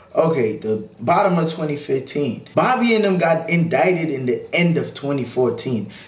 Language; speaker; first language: English; native; English